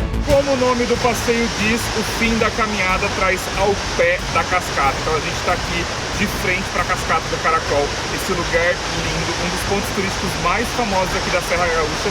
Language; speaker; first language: Portuguese; native; Portuguese